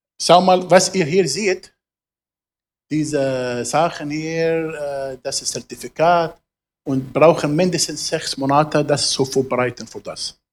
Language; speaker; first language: German; non-native, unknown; Arabic